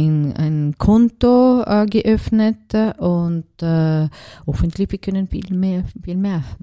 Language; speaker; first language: German; non-native, fluent; Italian